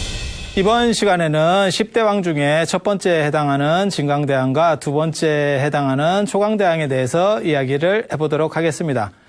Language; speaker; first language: Korean; native; Korean